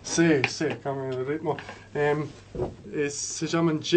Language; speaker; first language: Spanish; non-native, learner; English